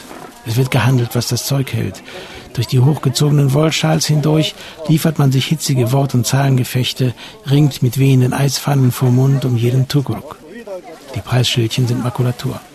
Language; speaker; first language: German; native; German